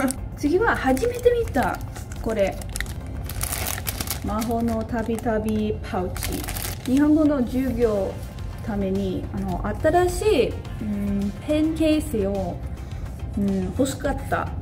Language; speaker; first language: Japanese; non-native, learner; English